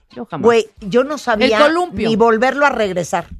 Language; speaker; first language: Spanish; native; Spanish